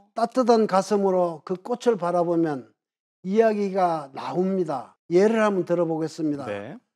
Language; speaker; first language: Korean; native; Korean